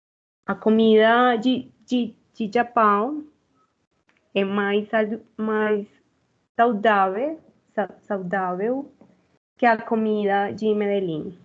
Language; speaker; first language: Portuguese; non-native, learner; Spanish